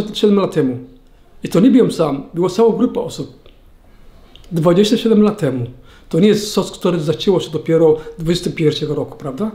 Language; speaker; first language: Polish; non-native, learner; Somali